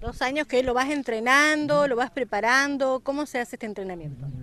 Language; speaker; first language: Spanish; native; Spanish